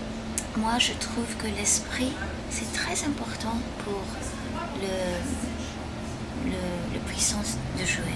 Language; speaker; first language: French; non-native, fluent; English